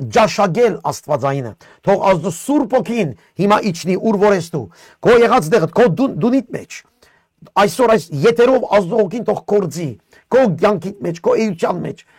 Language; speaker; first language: Armenian; early bilingual, heritage; Armenian